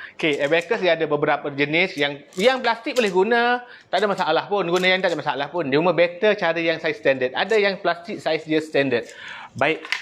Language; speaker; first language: Malay; native; Malay